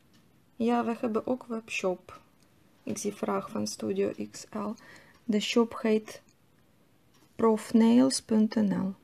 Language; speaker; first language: Dutch; non-native, fluent; Russian